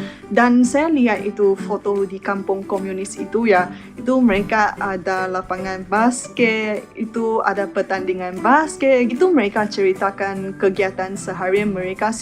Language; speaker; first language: Indonesian; non-native, fluent; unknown